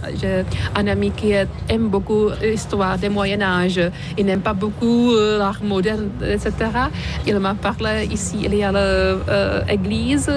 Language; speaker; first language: French; non-native, fluent; Czech